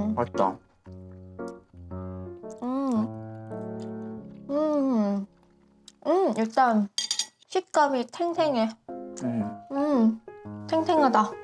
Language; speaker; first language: Korean; non-native, fluent; Lao